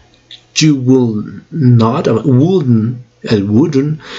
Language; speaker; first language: English; non-native, fluent; Spanish